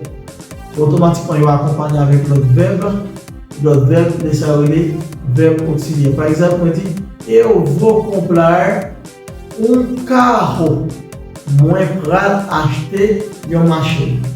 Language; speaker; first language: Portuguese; non-native, learner; Haitian Creole